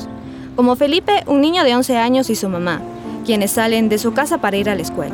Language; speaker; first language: Spanish; native; Spanish